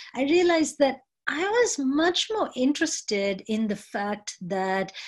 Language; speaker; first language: English; non-native, local second language; Bangla